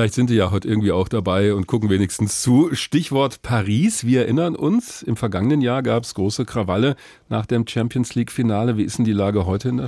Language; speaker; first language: German; native; German